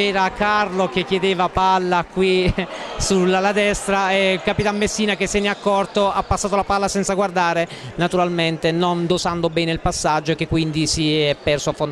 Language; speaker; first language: Italian; native; Italian